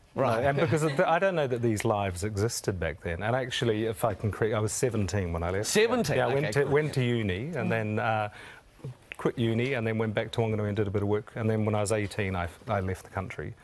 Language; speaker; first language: English; native; English